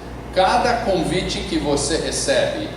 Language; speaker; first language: Portuguese; non-native, fluent; English